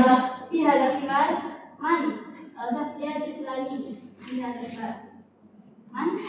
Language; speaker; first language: Arabic; non-native, learner; Indonesian